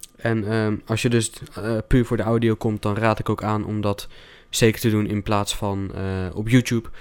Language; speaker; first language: Dutch; native; Dutch